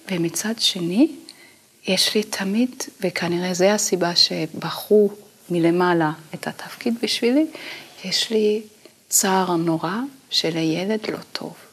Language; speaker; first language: Hebrew; non-native, fluent; Italian